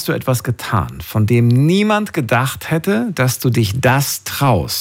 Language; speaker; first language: German; native; German